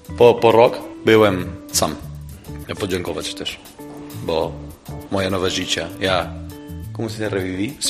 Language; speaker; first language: Polish; non-native, learner; Spanish